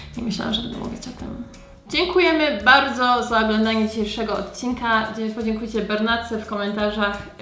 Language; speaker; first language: Polish; early bilingual, heritage; Polish